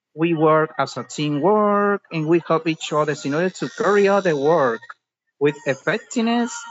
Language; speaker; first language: English; non-native, fluent; Spanish